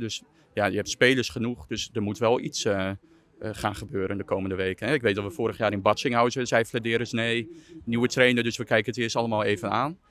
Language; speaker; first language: Dutch; native; Dutch